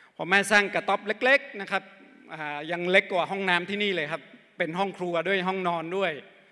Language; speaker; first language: Thai; non-native, local second language; Akha